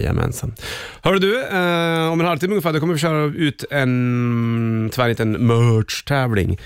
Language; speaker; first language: Swedish; native; Swedish